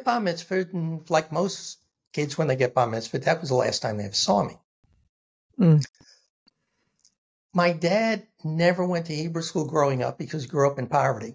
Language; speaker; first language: English; native; English